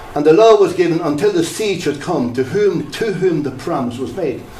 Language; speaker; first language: English; native; English